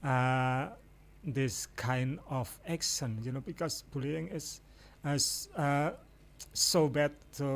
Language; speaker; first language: English; non-native, fluent; Indonesian